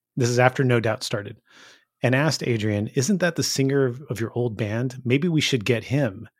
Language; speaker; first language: English; native; English